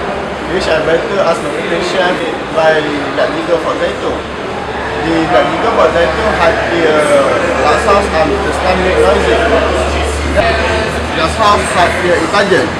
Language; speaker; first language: German; non-native, learner; Malay